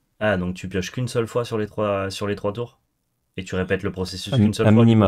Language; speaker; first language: French; native; French